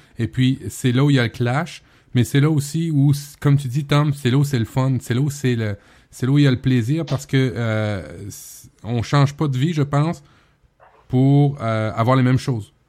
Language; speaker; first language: French; native; French